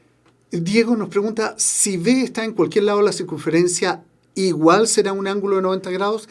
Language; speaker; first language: Spanish; native; Spanish